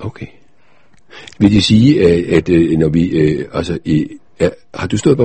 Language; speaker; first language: Danish; native; Danish